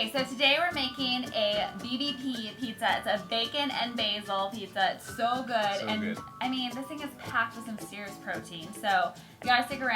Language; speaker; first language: English; native; English